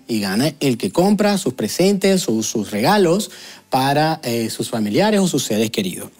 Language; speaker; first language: Spanish; native; Spanish